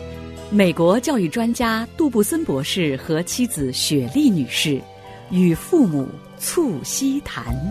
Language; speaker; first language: Chinese; native; Chinese